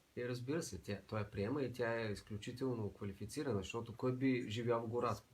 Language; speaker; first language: Bulgarian; native; Bulgarian